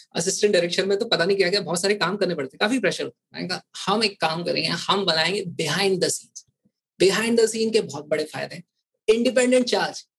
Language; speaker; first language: Hindi; native; Hindi